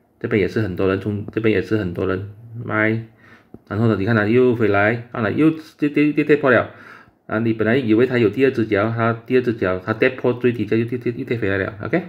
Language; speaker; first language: Chinese; native; Chinese